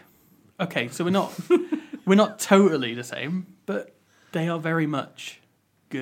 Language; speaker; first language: English; native; English